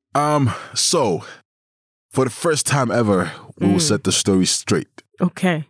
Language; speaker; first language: English; non-native, local second language; Yoruba